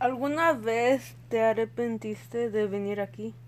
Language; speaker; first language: Spanish; early bilingual, heritage; Spanish